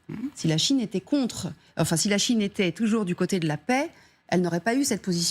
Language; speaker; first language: French; native; French